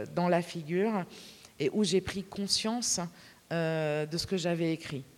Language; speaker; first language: French; native; French